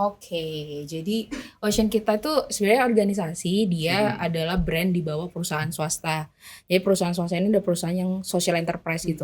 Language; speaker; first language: Indonesian; native; Indonesian